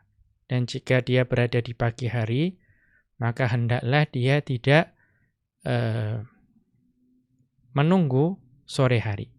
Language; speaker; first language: Indonesian; native; Indonesian